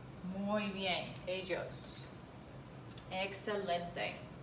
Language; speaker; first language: Spanish; non-native, fluent; English